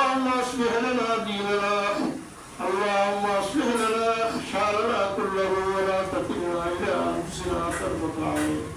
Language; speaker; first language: Arabic; non-native, learner; Bangla